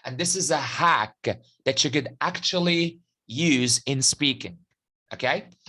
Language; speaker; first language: English; non-native, fluent; Arabic